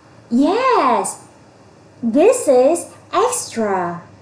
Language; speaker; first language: English; non-native, fluent; Vietnamese